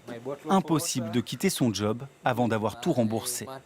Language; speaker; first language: French; native; French